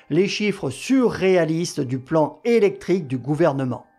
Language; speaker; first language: French; native; French